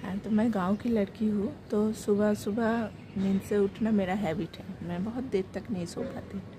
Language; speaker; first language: Hindi; non-native, local second language; Bangla